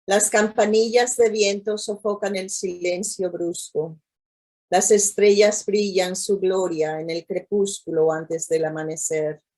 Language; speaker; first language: Spanish; early bilingual, other home language; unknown